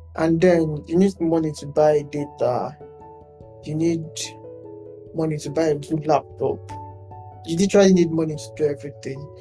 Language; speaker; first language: English; non-native, local second language; Yoruba